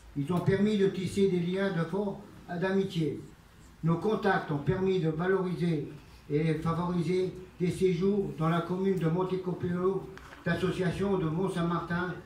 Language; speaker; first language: French; early bilingual, other home language; Italian